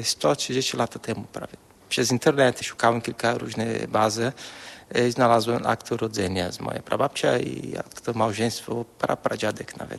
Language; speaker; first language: Polish; non-native, fluent; Portuguese